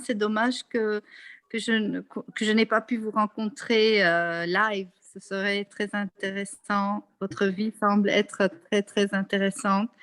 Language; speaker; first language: French; non-native, local second language; Arabic